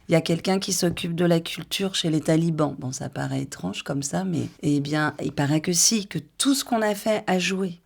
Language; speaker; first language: French; native; French